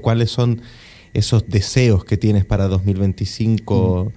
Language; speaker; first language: Spanish; native; Spanish